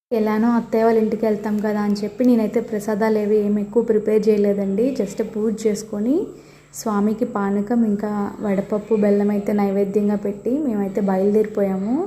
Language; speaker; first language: Telugu; native; Telugu